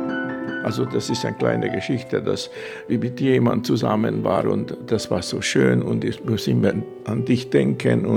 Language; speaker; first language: German; non-native, fluent; Hungarian